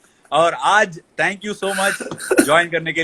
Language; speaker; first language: Hindi; non-native, local second language; Tamil